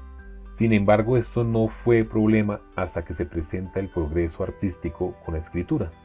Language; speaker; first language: Spanish; native; Spanish